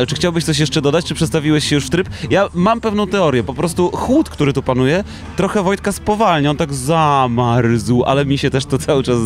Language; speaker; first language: Polish; native; Polish